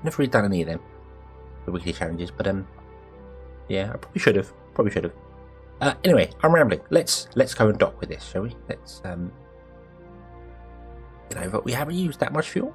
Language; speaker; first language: English; native; English